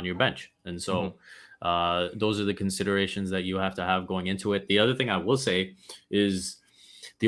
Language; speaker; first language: English; native; English